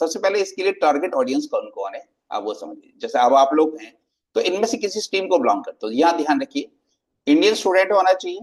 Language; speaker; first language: Hindi; native; Hindi